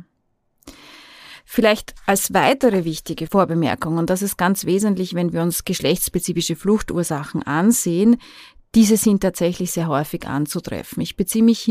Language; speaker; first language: German; native; German